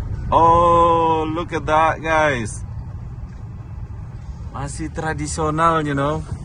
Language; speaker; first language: English; non-native, fluent; Indonesian